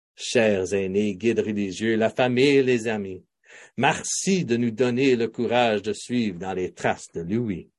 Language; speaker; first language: French; native; French